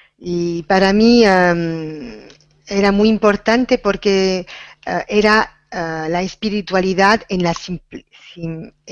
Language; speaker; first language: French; non-native, fluent; Spanish